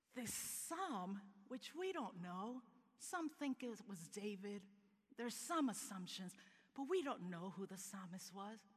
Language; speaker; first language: English; early bilingual, other home language; Spanish